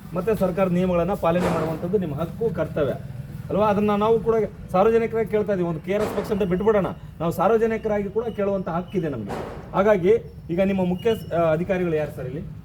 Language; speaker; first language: Kannada; native; Kannada